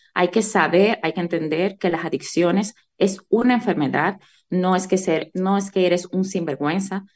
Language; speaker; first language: Spanish; native; Spanish